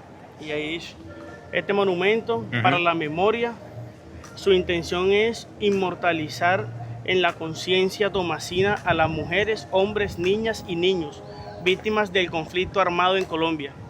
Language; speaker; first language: Spanish; native; Spanish